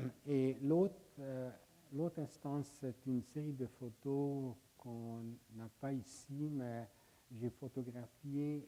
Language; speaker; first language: French; non-native, fluent; Hungarian